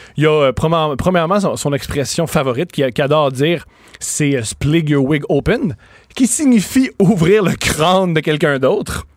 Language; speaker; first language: French; native; French